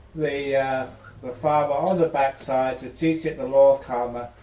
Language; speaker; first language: English; native; English